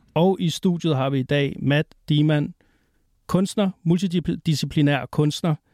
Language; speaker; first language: Danish; native; Danish